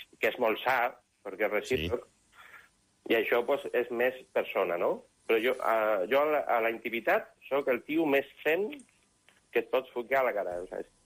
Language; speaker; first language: Catalan; non-native, local second language; Spanish